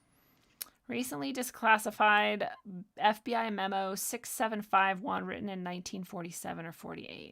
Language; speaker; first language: English; native; English